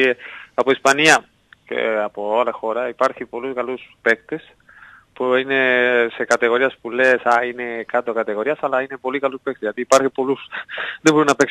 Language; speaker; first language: Greek; non-native, learner; Spanish